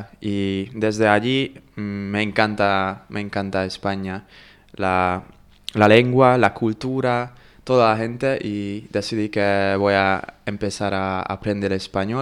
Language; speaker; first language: Spanish; non-native, fluent; Hungarian